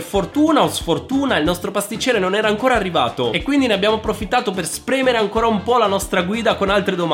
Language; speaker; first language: Italian; native; Italian